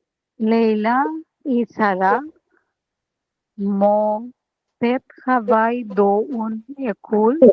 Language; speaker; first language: French; non-native, learner; Bangla